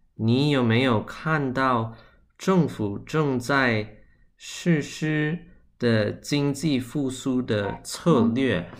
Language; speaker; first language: Chinese; early bilingual, heritage; Chinese